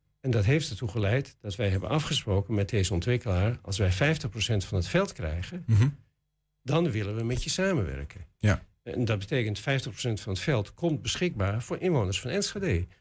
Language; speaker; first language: Dutch; native; Dutch